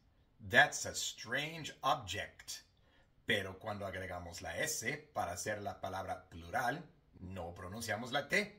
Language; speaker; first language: Spanish; non-native, fluent; English